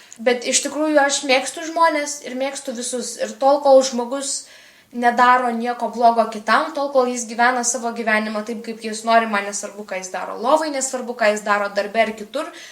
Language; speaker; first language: Lithuanian; native; Lithuanian